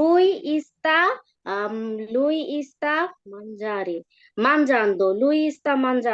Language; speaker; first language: Italian; non-native, learner; Bangla